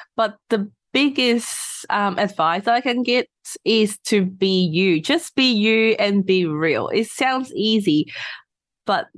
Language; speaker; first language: English; non-native, local second language; Cantonese